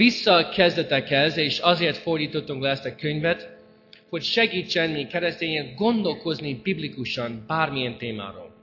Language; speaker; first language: Hungarian; non-native, fluent; English